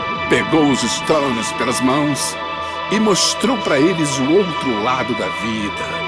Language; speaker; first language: Portuguese; native; Portuguese